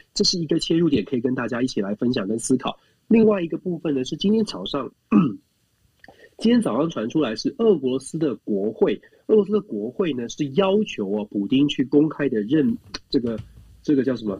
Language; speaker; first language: Chinese; native; Chinese